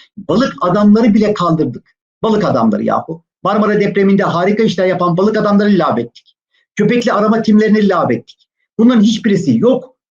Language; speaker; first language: Turkish; native; Turkish